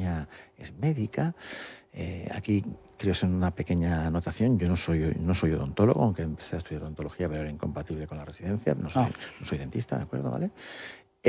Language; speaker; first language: Spanish; native; Spanish